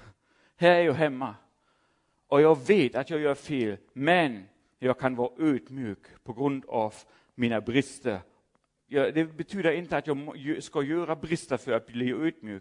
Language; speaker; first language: Swedish; non-native, fluent; German